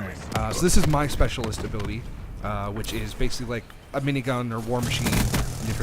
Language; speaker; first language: English; native; English